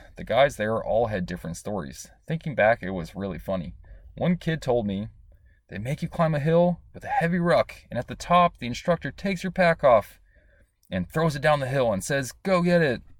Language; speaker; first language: English; native; English